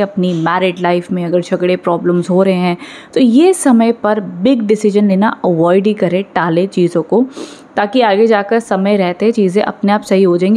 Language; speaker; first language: Hindi; native; Hindi